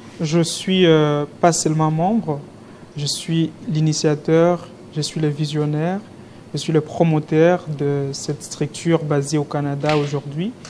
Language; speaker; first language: French; non-native, local second language; Lingala